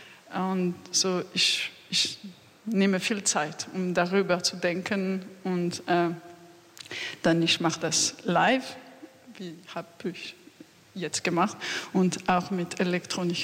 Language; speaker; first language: German; non-native, learner; French